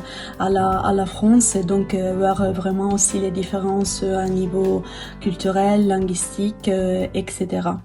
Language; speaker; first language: French; non-native, fluent; Italian